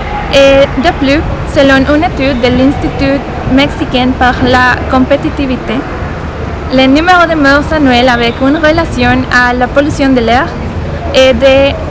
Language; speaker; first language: French; non-native, learner; Spanish